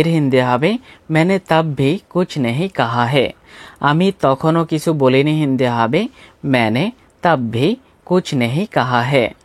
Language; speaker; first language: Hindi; non-native, fluent; Bangla